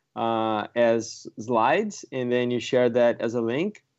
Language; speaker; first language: English; non-native, fluent; Portuguese